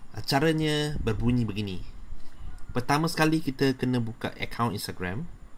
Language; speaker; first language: Malay; native; Malay